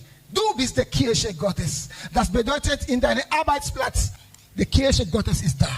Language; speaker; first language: German; non-native, learner; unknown